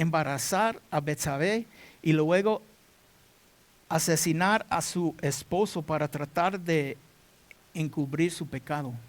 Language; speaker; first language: Spanish; non-native, learner; English